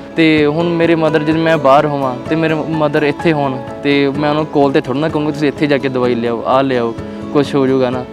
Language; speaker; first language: Punjabi; native; Punjabi